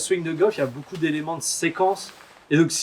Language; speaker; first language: French; native; French